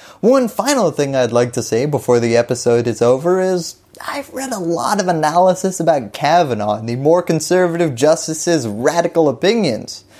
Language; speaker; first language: English; native; English